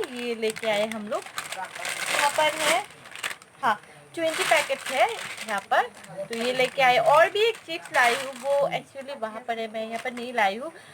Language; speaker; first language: Hindi; non-native, local second language; Bangla